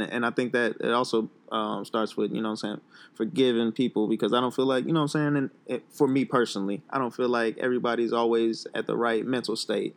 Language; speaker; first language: English; native; English